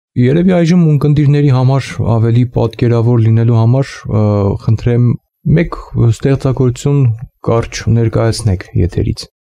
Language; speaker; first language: Armenian; native; Armenian